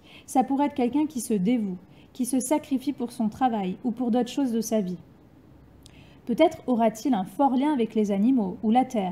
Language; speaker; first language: French; native; French